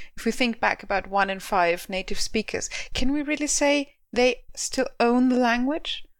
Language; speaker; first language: English; non-native, fluent; German